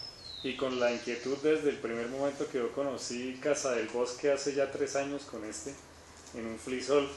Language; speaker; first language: Spanish; native; Spanish